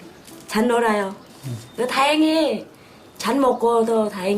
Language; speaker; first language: Korean; non-native, learner; Vietnamese